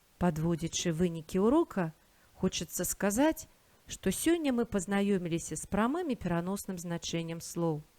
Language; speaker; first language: Belarusian; native; Belarusian